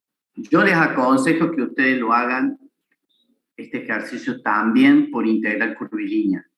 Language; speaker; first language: Spanish; native; Spanish